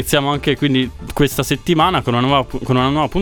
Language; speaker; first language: Italian; native; Italian